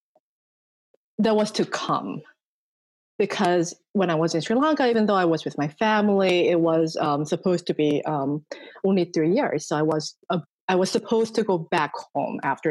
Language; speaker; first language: English; non-native, fluent; Korean